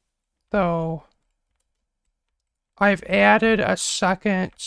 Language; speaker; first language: English; native; English